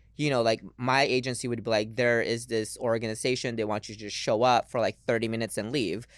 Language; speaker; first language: English; early bilingual, other home language; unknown